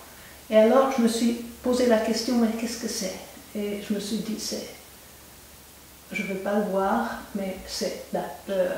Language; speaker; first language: French; non-native, local second language; German